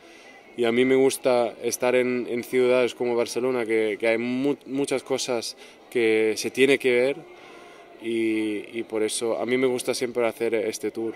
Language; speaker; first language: Spanish; non-native, fluent; German